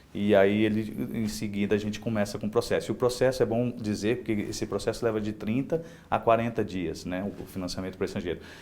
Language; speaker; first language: Portuguese; native; Portuguese